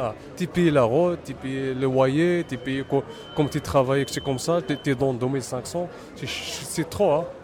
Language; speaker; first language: French; non-native, learner; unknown